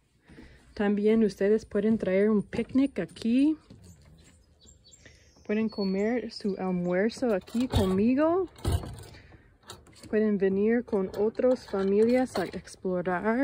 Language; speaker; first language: Spanish; non-native, learner; English